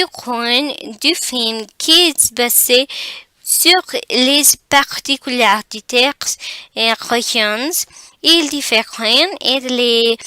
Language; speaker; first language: French; non-native, learner; Spanish